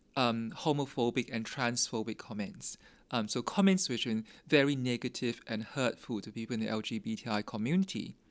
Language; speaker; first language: English; non-native, local second language; Min Nan Chinese